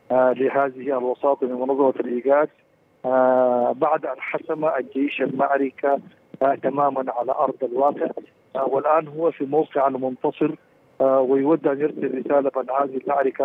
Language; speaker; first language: Arabic; native; Arabic